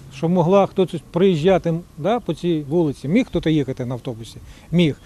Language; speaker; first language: Ukrainian; non-native, local second language; Russian